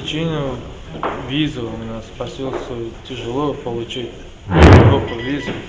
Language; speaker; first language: Russian; non-native, local second language; Uzbek